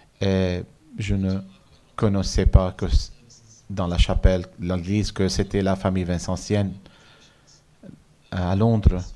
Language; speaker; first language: French; non-native, fluent; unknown